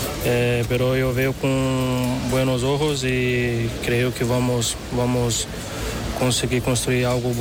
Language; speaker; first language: Spanish; non-native, fluent; Portuguese